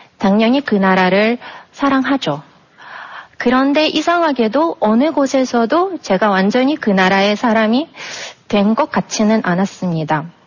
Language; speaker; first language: Korean; non-native, fluent; Russian